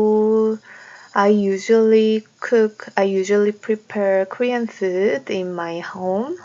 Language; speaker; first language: English; non-native, learner; Korean